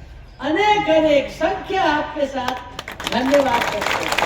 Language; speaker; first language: Hindi; non-native, local second language; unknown